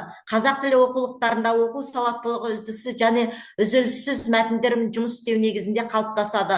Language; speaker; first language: Kazakh; native; Kazakh